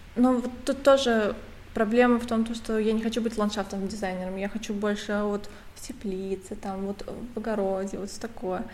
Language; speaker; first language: Russian; native; Russian